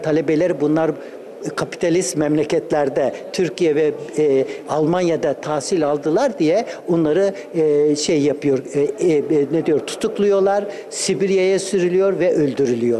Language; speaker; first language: Turkish; early bilingual, other home language; Uzbek